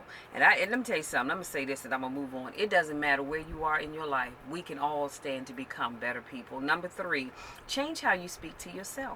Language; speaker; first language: English; native; English